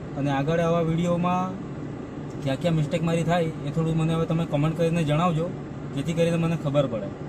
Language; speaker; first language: Gujarati; non-native, local second language; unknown